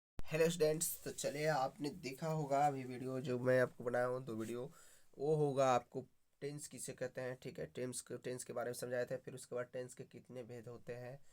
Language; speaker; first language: Hindi; native; Hindi